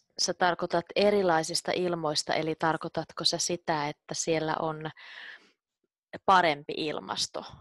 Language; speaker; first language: Finnish; native; Finnish